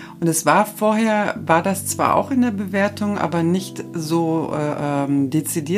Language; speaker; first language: German; native; German